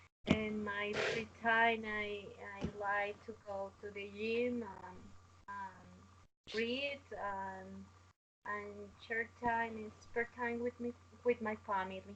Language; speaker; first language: English; non-native, learner; Spanish